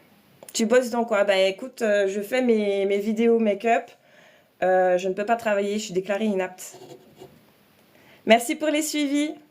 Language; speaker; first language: French; native; French